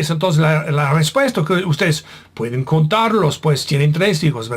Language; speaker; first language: Spanish; non-native, fluent; English